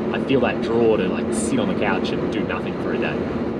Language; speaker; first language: English; native; English